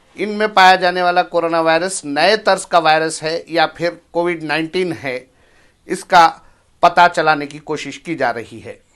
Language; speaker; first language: Urdu; native; Urdu